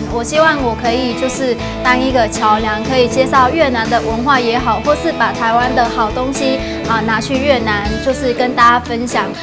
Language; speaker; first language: Chinese; non-native, fluent; Vietnamese